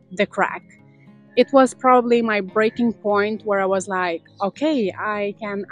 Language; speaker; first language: English; non-native, fluent; Lithuanian